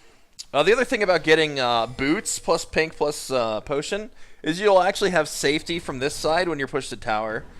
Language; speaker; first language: English; native; English